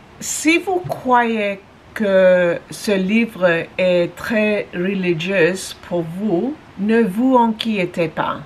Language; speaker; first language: French; non-native, learner; English